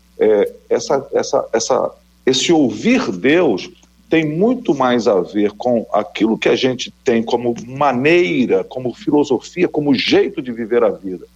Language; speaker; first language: Portuguese; native; Portuguese